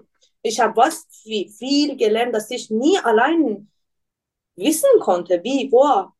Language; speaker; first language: German; non-native, learner; Persian